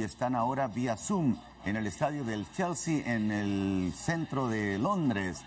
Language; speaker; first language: Spanish; native; Spanish